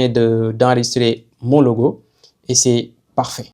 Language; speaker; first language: French; non-native, local second language; Wolof